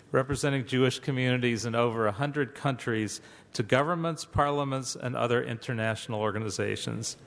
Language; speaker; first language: English; native; English